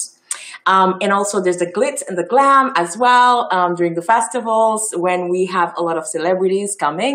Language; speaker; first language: English; non-native, fluent; Haitian Creole